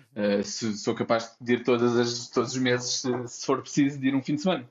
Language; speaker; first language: Portuguese; native; Portuguese